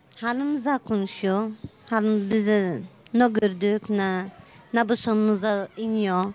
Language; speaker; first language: Turkish; early bilingual, heritage; Turkish